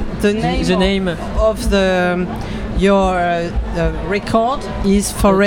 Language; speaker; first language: English; non-native, learner; French